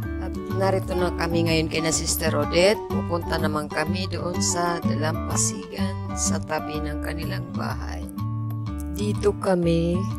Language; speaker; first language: Filipino; non-native, local second language; Waray